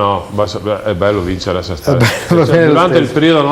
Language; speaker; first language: Italian; native; Italian